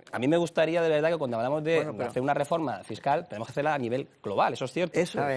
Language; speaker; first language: Spanish; native; Spanish